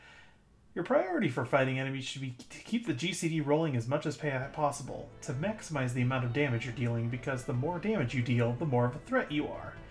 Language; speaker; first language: English; native; English